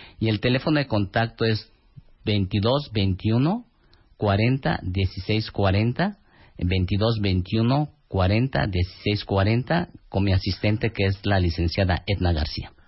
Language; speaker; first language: Spanish; native; Spanish